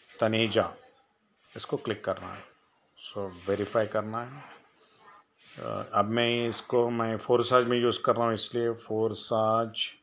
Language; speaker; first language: Hindi; non-native, local second language; Telugu